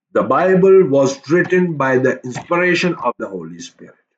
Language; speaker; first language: English; non-native, local second language; Tamil